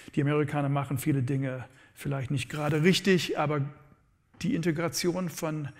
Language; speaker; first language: German; non-native, fluent; English